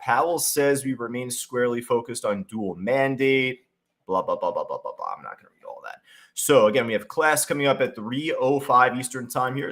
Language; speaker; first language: English; native; English